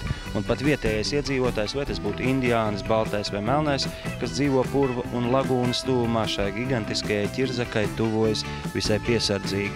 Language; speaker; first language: Latvian; native; Latvian